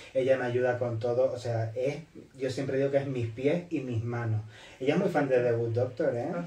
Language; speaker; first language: Spanish; native; Spanish